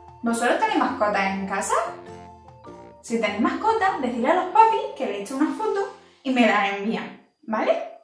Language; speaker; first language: Spanish; native; Spanish